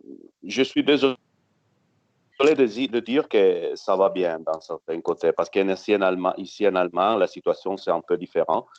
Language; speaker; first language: French; non-native, fluent; Italian